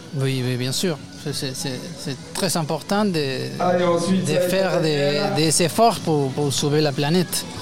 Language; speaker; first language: French; non-native, learner; Spanish